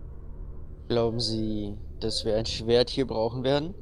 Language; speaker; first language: German; native; German